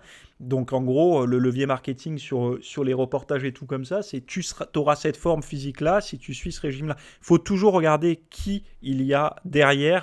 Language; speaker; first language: French; native; French